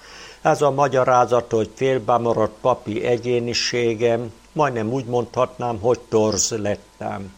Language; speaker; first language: Hungarian; native; Hungarian